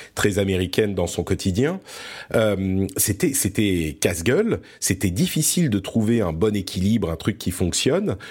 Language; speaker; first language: French; early bilingual, other home language; Arabic